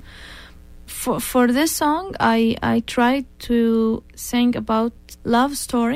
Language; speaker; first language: English; non-native, fluent; Arabic